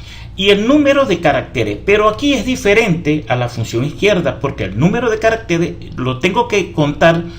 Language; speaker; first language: Spanish; native; Spanish